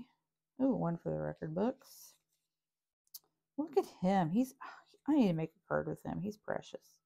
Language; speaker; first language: English; native; English